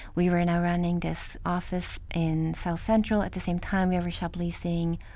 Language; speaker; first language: English; early bilingual, other home language; Norwegian